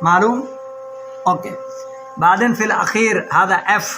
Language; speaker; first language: Arabic; non-native, learner; Punjabi